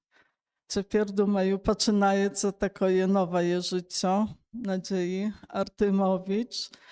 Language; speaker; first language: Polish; non-native, local second language; Belarusian